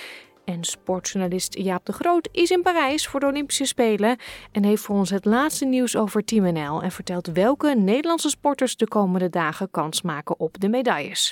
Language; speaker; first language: Dutch; native; Dutch